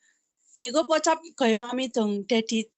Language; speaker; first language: Cantonese; non-native, learner; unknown